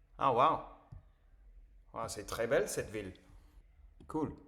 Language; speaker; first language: French; non-native, learner; English